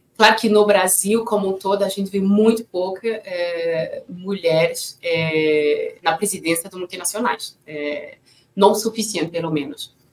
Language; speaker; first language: Portuguese; non-native, fluent; French